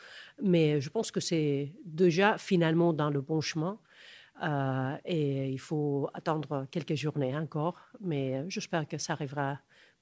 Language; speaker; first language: French; non-native, fluent; Catalan